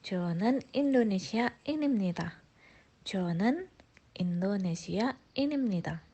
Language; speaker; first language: Korean; non-native, fluent; Indonesian